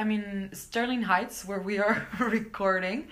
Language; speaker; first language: English; non-native, fluent; Spanish